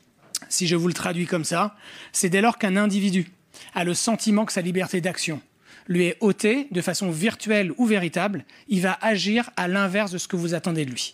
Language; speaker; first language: French; native; French